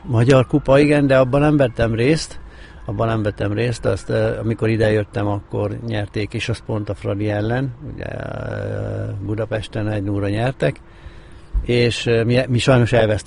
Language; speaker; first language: Hungarian; native; Hungarian